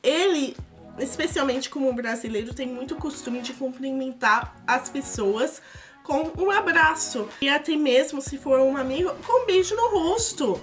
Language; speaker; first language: Portuguese; non-native, fluent; English